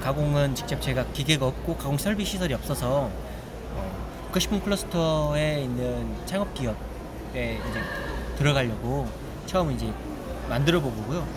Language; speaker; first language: Korean; native; Korean